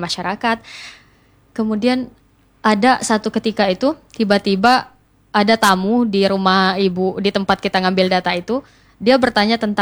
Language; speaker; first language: Indonesian; non-native, local second language; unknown